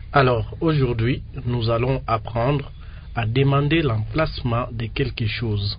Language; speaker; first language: French; non-native, local second language; Lingala